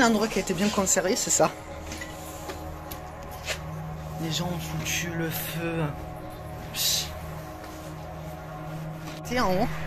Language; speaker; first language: French; native; French